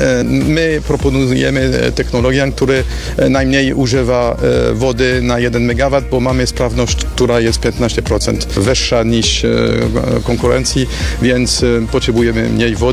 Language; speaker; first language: Polish; non-native, fluent; French